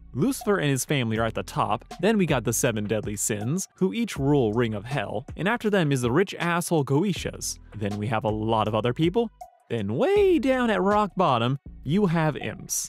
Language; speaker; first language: English; native; English